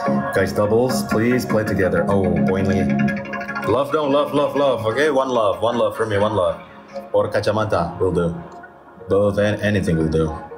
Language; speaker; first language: English; non-native, fluent; Indonesian